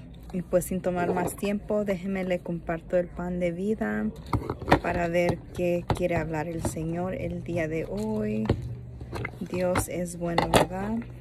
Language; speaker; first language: Spanish; early bilingual, heritage; Spanish